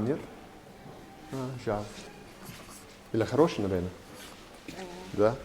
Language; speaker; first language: Russian; non-native, learner; English